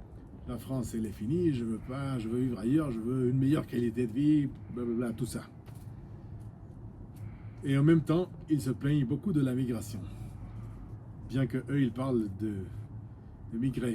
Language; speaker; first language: French; non-native, fluent; Spanish